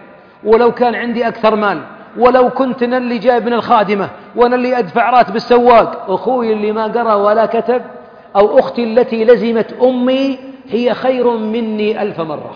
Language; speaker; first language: Arabic; native; Arabic